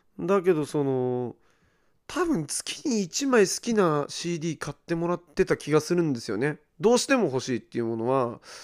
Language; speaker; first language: Japanese; native; Japanese